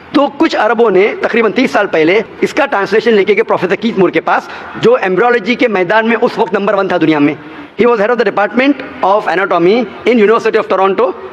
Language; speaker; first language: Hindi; non-native, local second language; Konkani